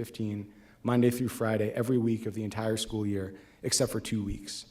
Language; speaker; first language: English; native; English